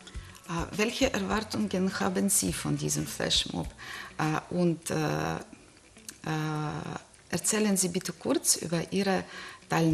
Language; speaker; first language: German; non-native, fluent; Russian